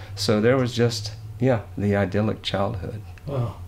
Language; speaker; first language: English; native; English